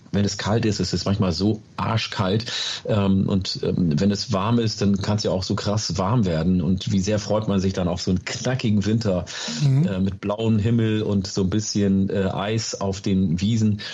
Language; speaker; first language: German; early bilingual, other home language; Oromo